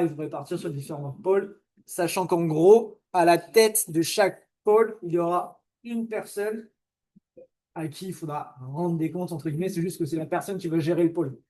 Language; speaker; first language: French; native; French